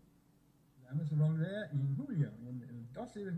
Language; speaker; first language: Spanish; non-native, fluent; English